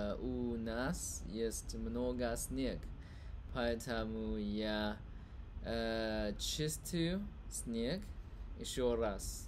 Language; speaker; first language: Russian; non-native, learner; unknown